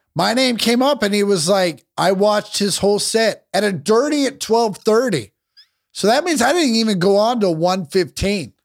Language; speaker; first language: English; native; English